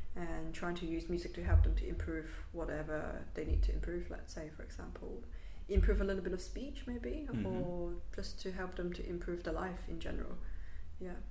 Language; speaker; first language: English; non-native, local second language; Cantonese